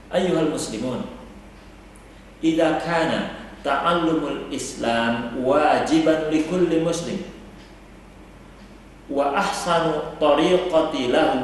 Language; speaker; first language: Arabic; non-native, fluent; Indonesian